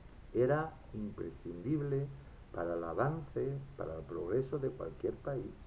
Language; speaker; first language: Spanish; native; Spanish